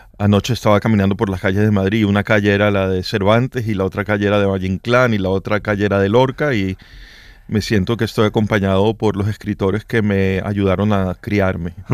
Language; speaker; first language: Spanish; native; Spanish